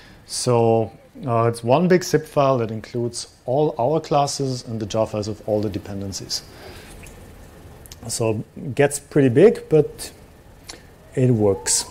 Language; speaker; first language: English; non-native, fluent; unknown